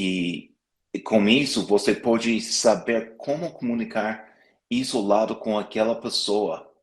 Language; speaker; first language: Portuguese; non-native, fluent; English